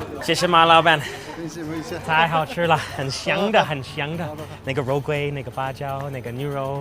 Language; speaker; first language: Chinese; non-native, learner; English